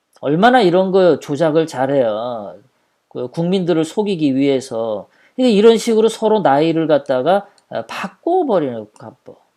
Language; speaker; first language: Korean; native; Korean